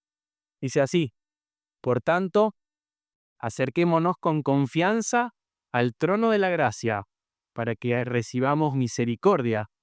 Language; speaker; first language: Spanish; native; Spanish